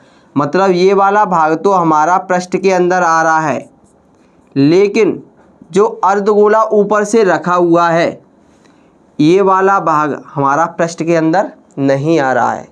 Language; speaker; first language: Hindi; native; Hindi